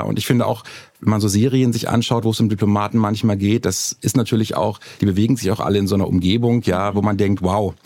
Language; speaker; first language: German; native; German